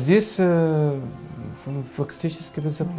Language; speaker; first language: Russian; non-native, learner; Arabic